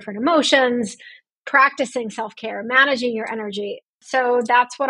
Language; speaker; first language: English; non-native, fluent; Russian